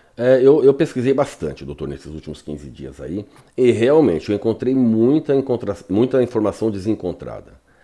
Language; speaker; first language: Portuguese; native; Portuguese